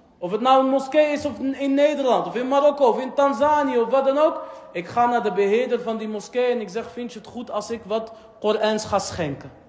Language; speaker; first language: Dutch; early bilingual, other home language; Arabic